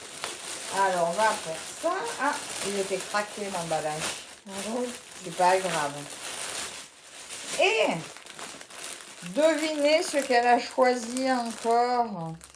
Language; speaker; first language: French; native; French